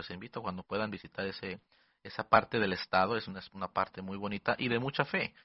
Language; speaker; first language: Spanish; early bilingual, heritage; Spanish